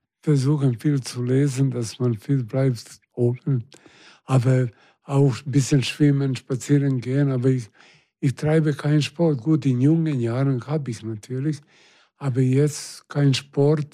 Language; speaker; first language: German; non-native, fluent; Serbian